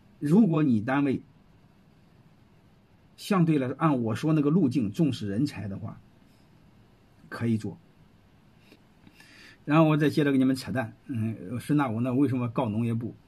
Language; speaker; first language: Chinese; native; Chinese